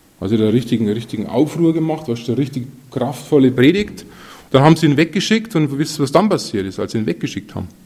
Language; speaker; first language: German; native; German